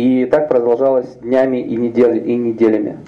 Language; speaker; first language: Russian; native; Russian